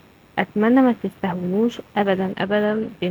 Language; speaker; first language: Arabic; native; Arabic